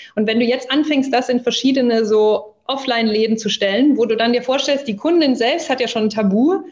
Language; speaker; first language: German; early bilingual, other home language; English